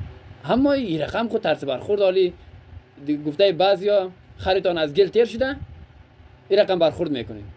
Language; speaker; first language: Persian; native; Persian